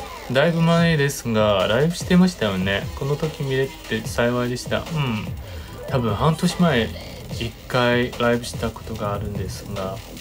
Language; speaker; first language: Japanese; non-native, fluent; Chinese